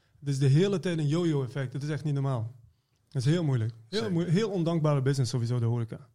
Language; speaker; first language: Dutch; early bilingual, other home language; Persian